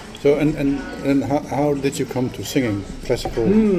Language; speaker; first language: English; non-native, fluent; Dutch